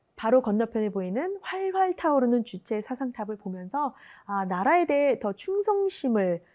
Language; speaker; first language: Korean; native; Korean